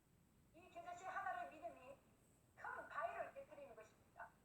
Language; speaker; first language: Korean; native; Korean